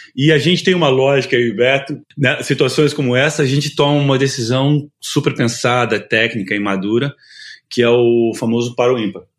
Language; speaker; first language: Portuguese; native; Portuguese